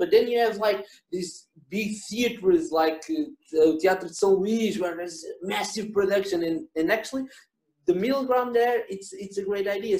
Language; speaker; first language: English; non-native, fluent; Portuguese